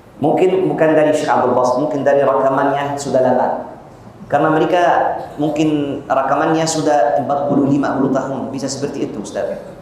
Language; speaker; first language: Malay; non-native, fluent; Arabic